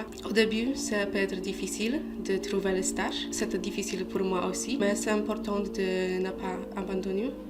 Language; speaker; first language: French; non-native, fluent; Polish